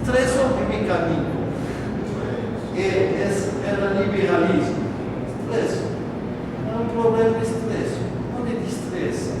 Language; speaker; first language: Portuguese; non-native, learner; French